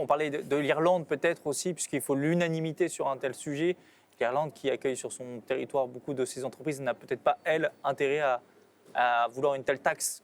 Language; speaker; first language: French; native; French